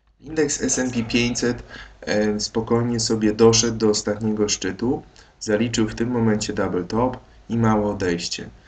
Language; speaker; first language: Polish; native; Polish